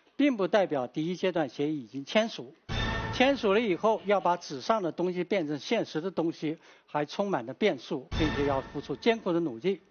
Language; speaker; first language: Chinese; native; Chinese